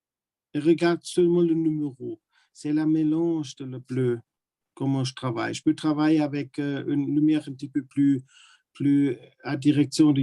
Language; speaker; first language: French; non-native, learner; German